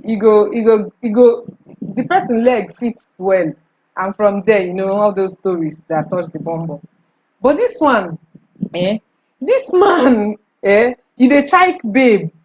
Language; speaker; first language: Nigerian Pidgin; non-native, local second language; Igbo